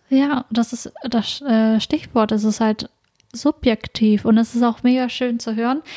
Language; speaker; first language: German; early bilingual, other home language; Vietnamese